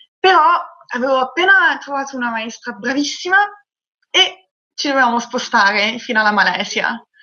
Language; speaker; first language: Italian; early bilingual, heritage; Italian